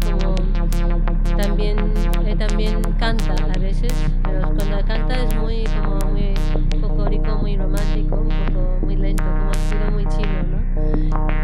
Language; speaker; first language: Spanish; non-native, learner; Chinese